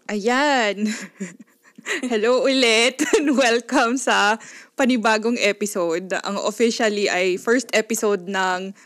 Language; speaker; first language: Filipino; non-native, local second language; Pampanga